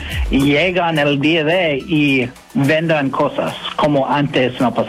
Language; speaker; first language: Spanish; non-native, fluent; English